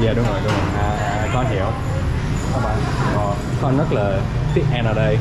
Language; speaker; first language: Vietnamese; early bilingual, heritage; Vietnamese